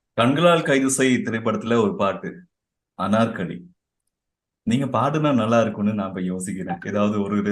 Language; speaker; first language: Tamil; native; Tamil